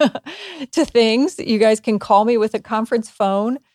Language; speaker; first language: English; native; English